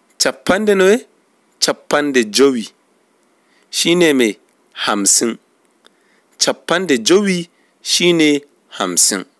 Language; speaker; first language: Hausa; non-native, local second language; Fula